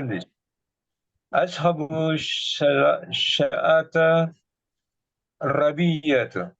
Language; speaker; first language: Arabic; non-native, learner; Indonesian